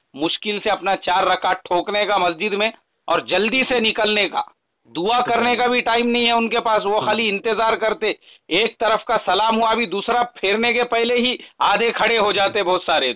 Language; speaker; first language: Hindi; non-native, local second language; Urdu